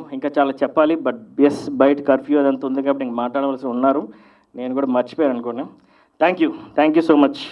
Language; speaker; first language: Telugu; native; Telugu